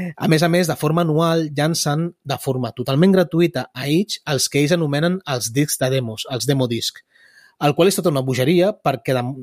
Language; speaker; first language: Catalan; early bilingual, other home language; Spanish